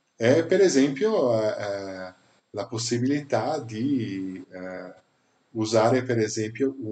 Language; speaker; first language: Italian; non-native, fluent; Portuguese